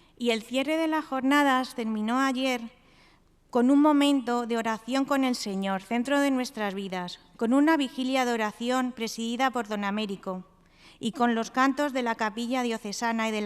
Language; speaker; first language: Spanish; native; Spanish